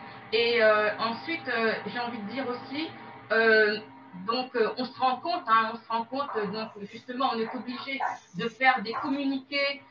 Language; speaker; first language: French; native; French